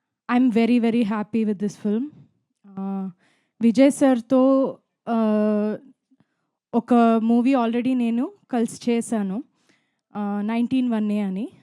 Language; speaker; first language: Telugu; non-native, fluent; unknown